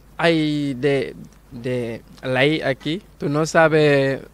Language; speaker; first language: Spanish; non-native, learner; Wolof